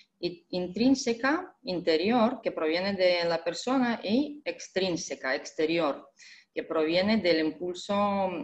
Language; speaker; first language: Spanish; non-native, fluent; Russian